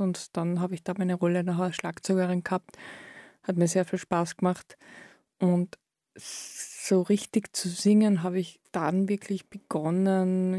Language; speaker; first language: German; native; German